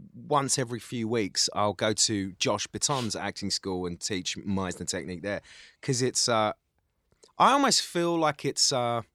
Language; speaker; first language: English; native; English